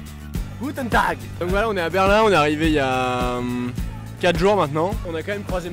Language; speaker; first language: French; native; French